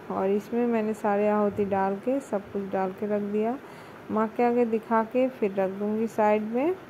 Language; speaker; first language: Hindi; non-native, local second language; Bangla